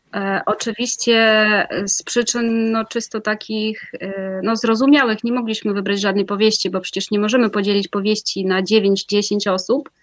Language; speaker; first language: Polish; non-native, fluent; Russian